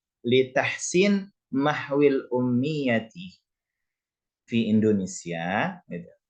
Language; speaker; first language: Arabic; non-native, fluent; Indonesian